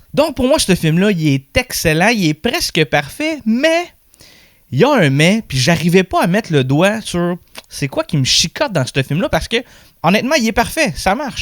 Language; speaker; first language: French; native; French